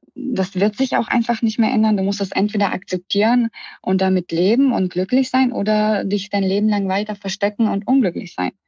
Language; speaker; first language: German; early bilingual, other home language; Russian